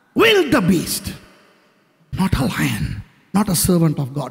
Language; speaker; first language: English; non-native, local second language; Tamil